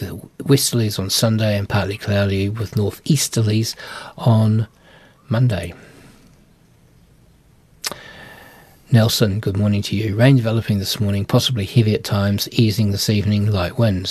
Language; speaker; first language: English; native; English